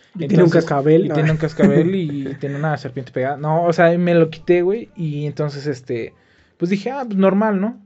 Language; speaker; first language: Spanish; native; Spanish